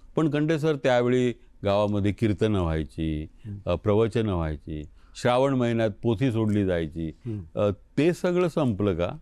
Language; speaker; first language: Marathi; native; Marathi